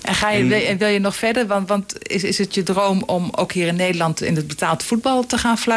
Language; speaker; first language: Dutch; native; Dutch